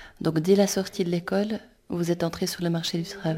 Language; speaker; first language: French; native; French